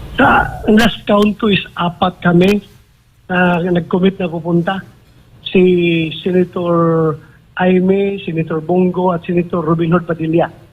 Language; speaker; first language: Filipino; non-native, local second language; Cebuano